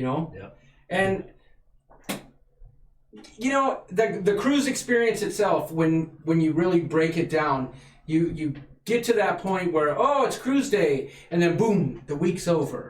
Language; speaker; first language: English; native; English